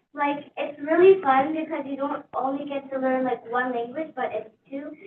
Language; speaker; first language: English; early bilingual, other home language; Turkish